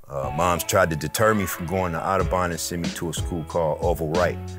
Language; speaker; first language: English; native; English